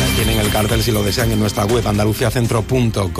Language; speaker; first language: Spanish; native; Spanish